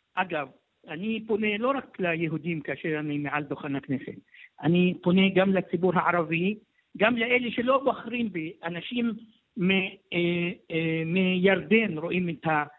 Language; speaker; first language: Hebrew; non-native, local second language; Arabic